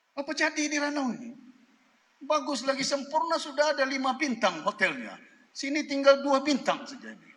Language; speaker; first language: Malay; native; Malay